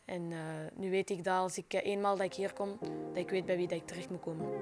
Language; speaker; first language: Dutch; non-native, local second language; French